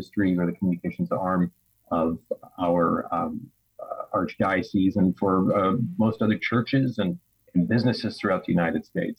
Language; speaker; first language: English; native; English